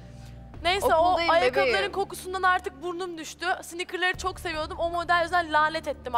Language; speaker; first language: Turkish; native; Turkish